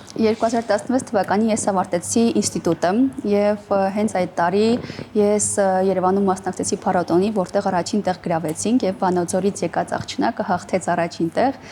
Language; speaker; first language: Armenian; native; Armenian